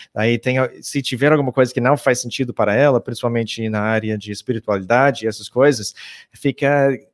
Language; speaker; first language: Portuguese; non-native, fluent; English